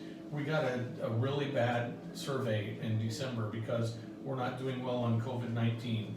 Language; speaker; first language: English; native; English